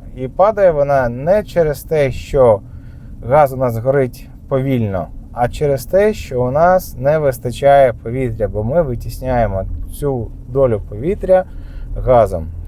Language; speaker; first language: Ukrainian; non-native, local second language; Russian